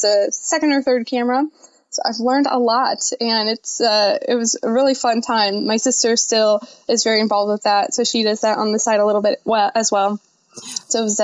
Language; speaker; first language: English; native; English